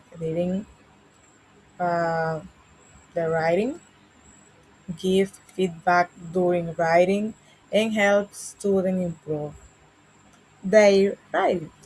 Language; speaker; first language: English; non-native, learner; Spanish